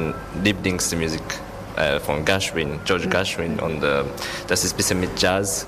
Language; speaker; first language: German; non-native, learner; Japanese